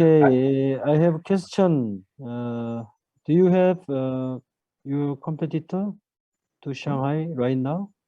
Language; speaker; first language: English; non-native, fluent; Korean